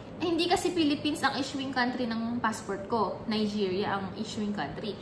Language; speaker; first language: Filipino; native; Filipino